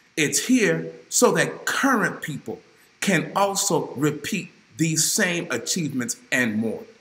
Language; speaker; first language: English; native; English